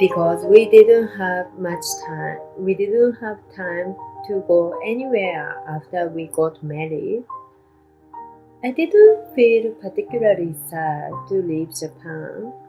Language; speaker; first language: English; non-native, learner; Japanese